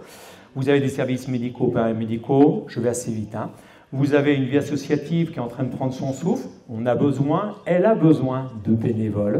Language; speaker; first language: French; native; French